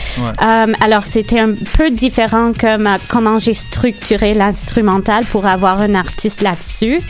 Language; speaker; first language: French; non-native, local second language; English